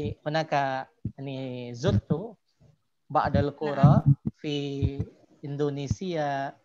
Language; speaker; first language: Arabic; non-native, fluent; Indonesian